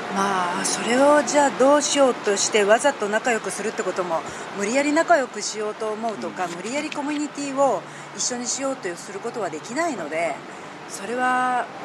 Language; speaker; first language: Japanese; native; Japanese